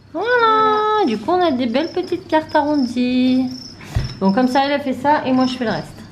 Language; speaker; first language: French; native; French